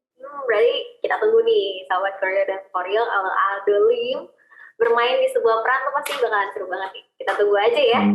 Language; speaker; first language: Indonesian; native; Indonesian